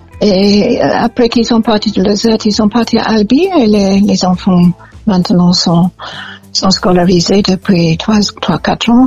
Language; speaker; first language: French; non-native, fluent; English